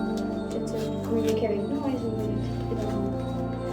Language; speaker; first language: French; native; French